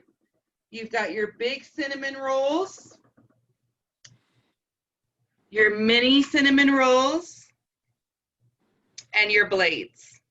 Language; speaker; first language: English; native; English